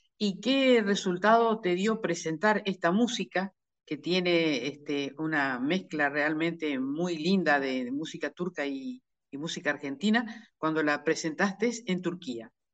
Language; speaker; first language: Spanish; native; Spanish